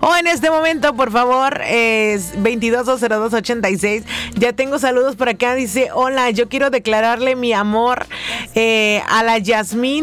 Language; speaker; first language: Spanish; native; Spanish